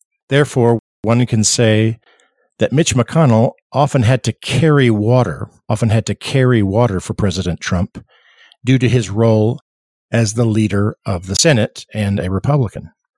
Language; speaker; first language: English; native; English